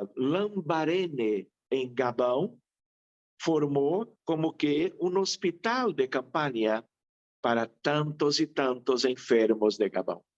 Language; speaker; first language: Spanish; non-native, fluent; Portuguese